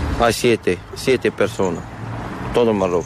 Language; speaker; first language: Spanish; non-native, learner; Arabic